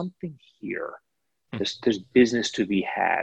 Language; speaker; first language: English; native; English